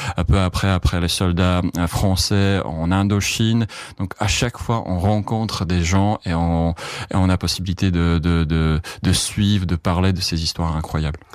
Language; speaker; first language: French; non-native, fluent; Czech